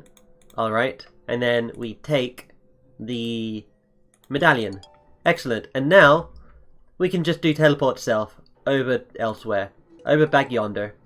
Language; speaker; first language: English; native; English